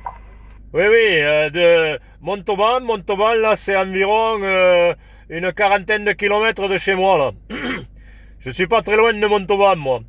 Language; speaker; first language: French; native; French